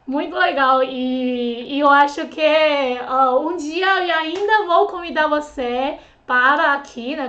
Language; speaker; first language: Portuguese; non-native, fluent; Chinese